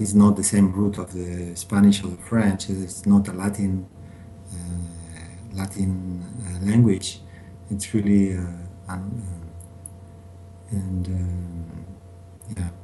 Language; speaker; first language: English; non-native, learner; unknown